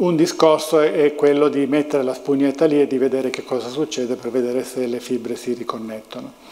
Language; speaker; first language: Italian; native; Italian